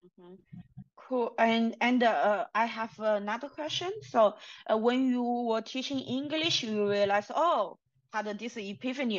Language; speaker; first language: English; non-native, fluent; Chinese